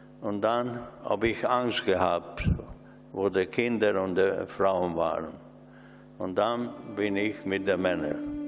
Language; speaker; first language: German; non-native, learner; Hungarian